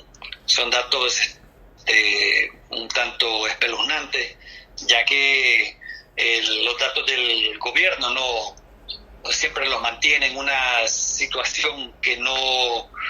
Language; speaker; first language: Spanish; native; Spanish